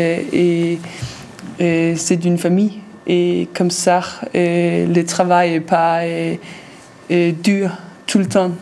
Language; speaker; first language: French; non-native, learner; Danish